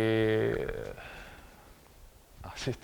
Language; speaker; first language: Spanish; non-native, learner; Arabic